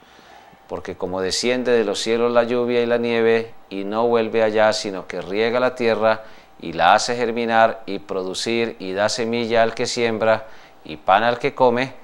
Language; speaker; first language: Spanish; native; Spanish